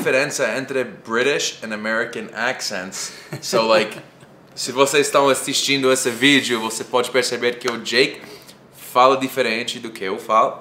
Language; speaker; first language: Portuguese; non-native, fluent; English